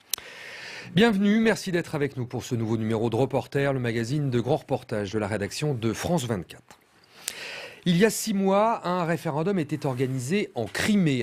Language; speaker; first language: French; native; French